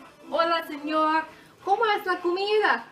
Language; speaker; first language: Spanish; non-native, learner; English